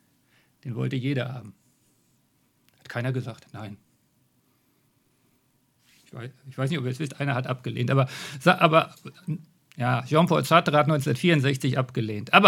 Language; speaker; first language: German; native; German